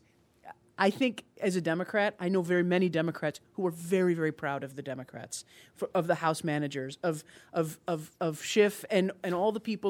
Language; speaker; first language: English; native; English